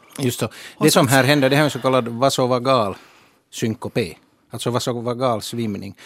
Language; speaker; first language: Swedish; native; Swedish